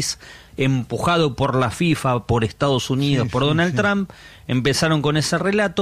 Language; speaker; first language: Spanish; native; Spanish